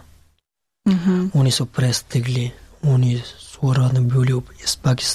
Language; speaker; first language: Serbian; non-native, learner; Pashto